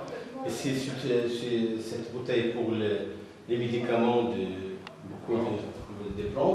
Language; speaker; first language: French; non-native, local second language; Arabic